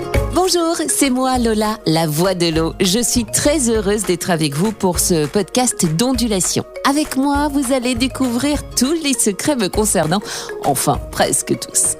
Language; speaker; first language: French; native; French